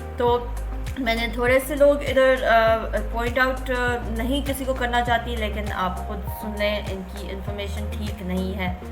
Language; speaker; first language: Urdu; native; Urdu